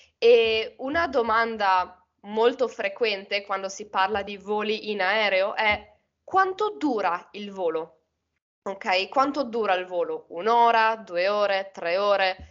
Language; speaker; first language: Italian; native; Italian